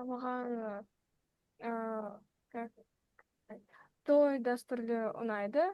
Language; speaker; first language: Kazakh; non-native, local second language; Russian